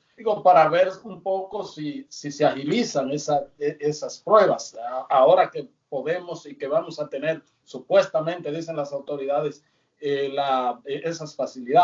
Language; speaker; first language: Spanish; native; Spanish